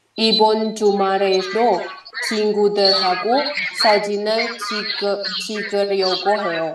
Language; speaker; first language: Korean; non-native, learner; Indonesian